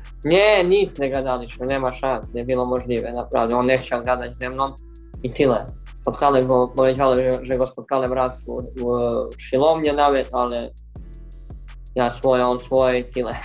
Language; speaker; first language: Polish; non-native, learner; Serbian